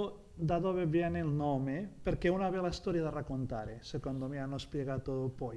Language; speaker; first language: Italian; non-native, fluent; Catalan